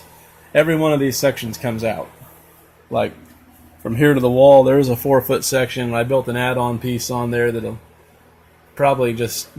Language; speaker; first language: English; native; English